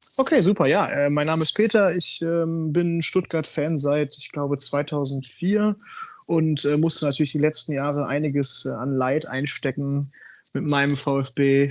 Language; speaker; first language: German; native; German